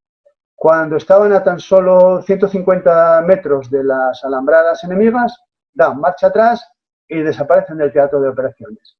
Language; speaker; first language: Spanish; native; Spanish